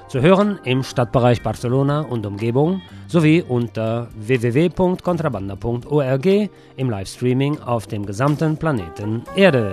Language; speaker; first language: German; native; German